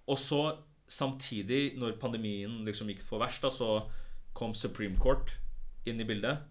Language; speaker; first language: Norwegian; early bilingual, other home language; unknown